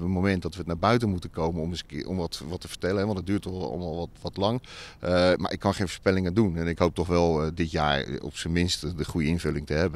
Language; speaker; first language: Dutch; native; Dutch